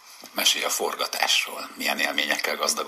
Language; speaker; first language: Hungarian; native; Hungarian